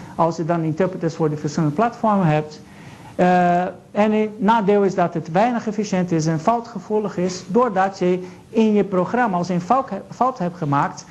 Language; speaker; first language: Dutch; non-native, fluent; Portuguese